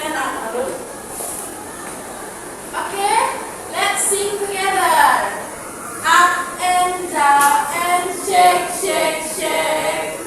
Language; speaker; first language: English; non-native, fluent; Indonesian